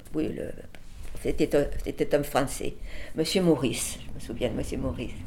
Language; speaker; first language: French; early bilingual, other home language; Spanish